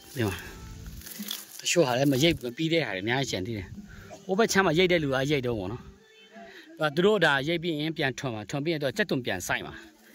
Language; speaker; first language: Burmese; non-native, local second language; Pa'o Karen